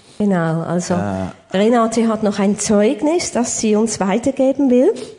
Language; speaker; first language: German; native; German